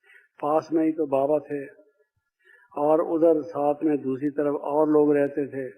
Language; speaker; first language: Hindi; native; Hindi